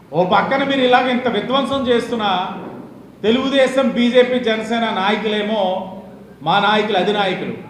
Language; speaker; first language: Telugu; native; Telugu